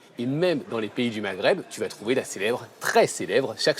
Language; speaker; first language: French; native; French